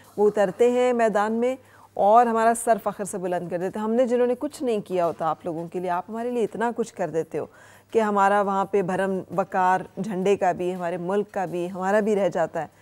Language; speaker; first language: Urdu; native; Urdu